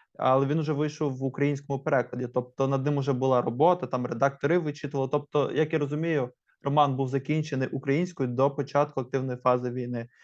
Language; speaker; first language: Ukrainian; native; Ukrainian